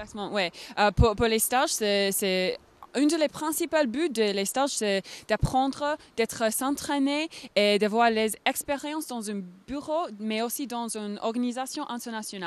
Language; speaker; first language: French; non-native, fluent; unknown